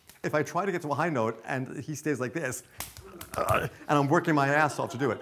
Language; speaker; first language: English; native; English